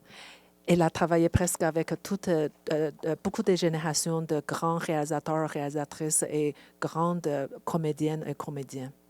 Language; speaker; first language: French; non-native, fluent; Chinese